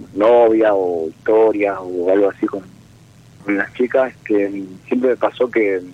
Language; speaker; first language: Spanish; native; Spanish